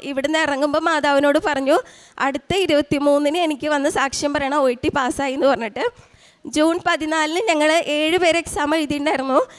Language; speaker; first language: Malayalam; native; Malayalam